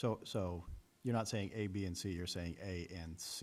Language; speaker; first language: English; native; English